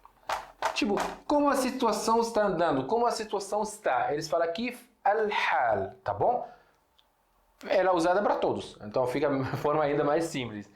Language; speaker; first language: Portuguese; non-native, fluent; Arabic